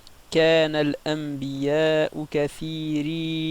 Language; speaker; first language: Arabic; non-native, fluent; French